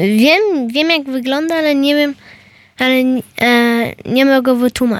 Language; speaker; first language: Polish; early bilingual, heritage; Polish